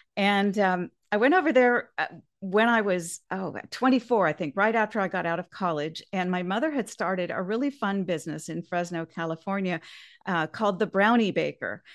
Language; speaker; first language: English; native; English